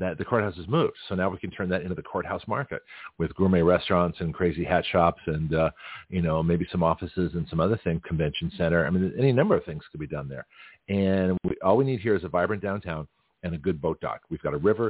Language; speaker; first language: English; native; English